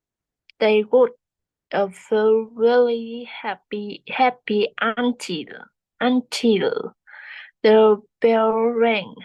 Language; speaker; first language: English; non-native, learner; Vietnamese